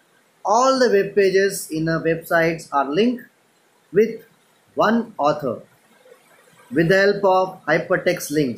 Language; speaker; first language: English; non-native, local second language; Marathi